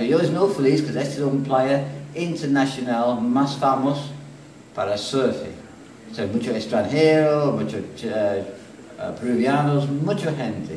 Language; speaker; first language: Spanish; non-native, learner; English